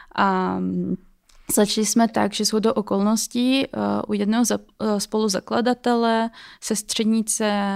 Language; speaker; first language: Czech; non-native, fluent; Russian